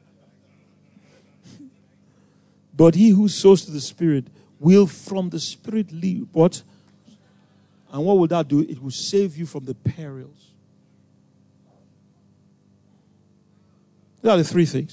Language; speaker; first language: English; non-native, local second language; Yoruba